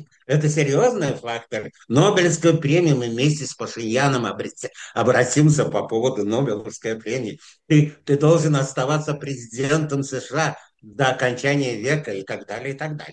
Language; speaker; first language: Russian; non-native, fluent; Azerbaijani